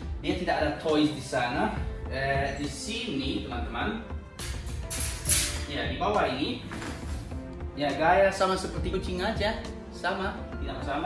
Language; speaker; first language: Indonesian; non-native, learner; English